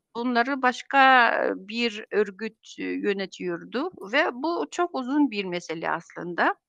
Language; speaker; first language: Turkish; non-native, fluent; Yakut